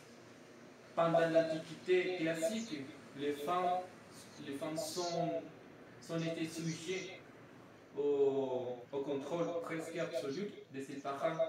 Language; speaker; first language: French; non-native, learner; Spanish